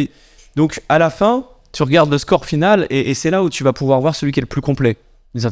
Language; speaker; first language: French; native; French